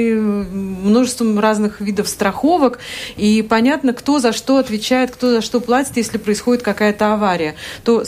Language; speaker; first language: Russian; native; Russian